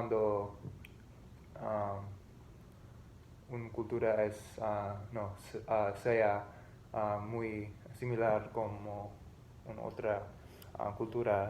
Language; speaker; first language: Spanish; non-native, learner; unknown